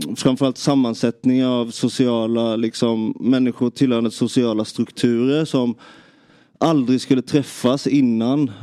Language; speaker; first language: Swedish; native; Swedish